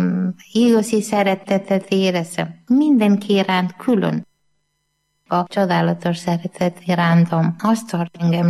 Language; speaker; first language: Hungarian; non-native, learner; Malayalam